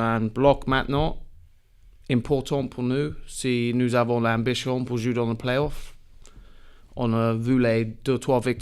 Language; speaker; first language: French; non-native, learner; English